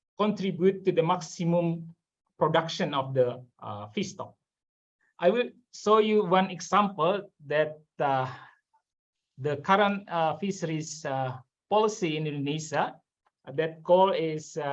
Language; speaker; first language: English; non-native, fluent; Indonesian